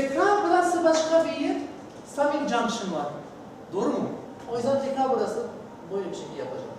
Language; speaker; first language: Turkish; non-native, learner; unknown